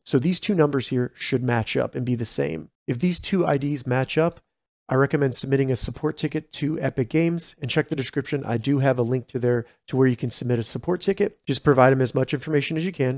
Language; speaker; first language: English; native; English